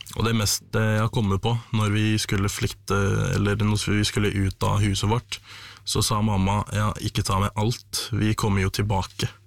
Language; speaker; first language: Norwegian; non-native, fluent; Arabic